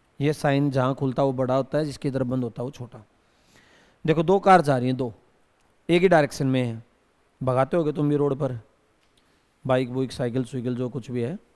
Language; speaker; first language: Hindi; native; Hindi